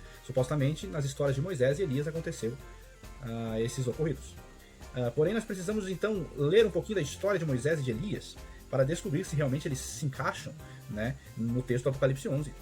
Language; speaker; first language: Portuguese; native; Portuguese